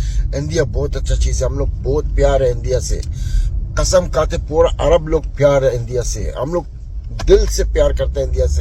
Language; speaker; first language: Hindi; non-native, learner; Arabic